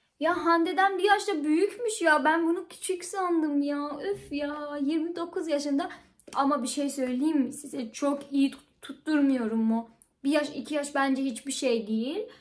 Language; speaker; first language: Turkish; non-native, fluent; Persian